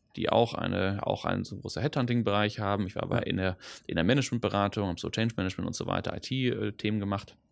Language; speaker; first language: German; non-native, local second language; Dutch